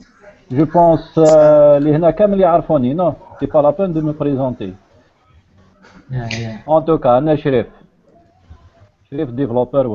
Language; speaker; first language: French; non-native, local second language; Arabic